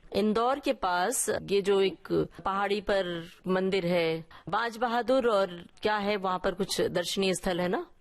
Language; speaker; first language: Hindi; native; Hindi